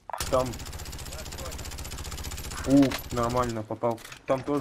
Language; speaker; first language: Russian; non-native, local second language; Latvian